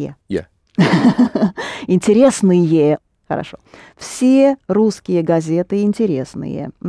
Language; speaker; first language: Russian; non-native, fluent; English